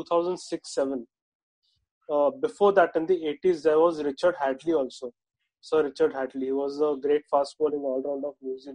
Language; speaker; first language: English; non-native, local second language; Marathi